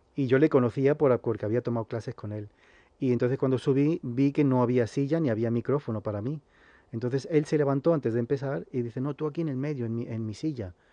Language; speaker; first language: Spanish; early bilingual, heritage; Spanish